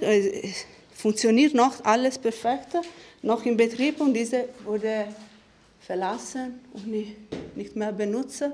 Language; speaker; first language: German; non-native, fluent; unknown